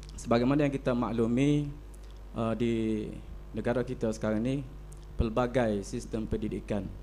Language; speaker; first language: Malay; native; Malay